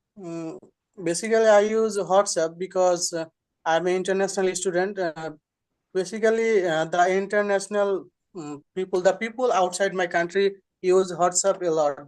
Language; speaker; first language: English; non-native, fluent; Bangla